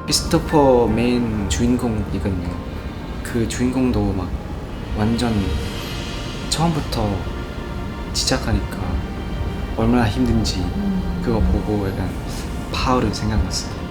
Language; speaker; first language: Korean; non-native, fluent; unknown